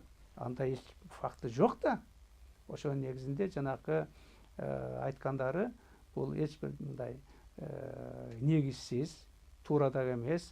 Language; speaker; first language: Kyrgyz; native; Kyrgyz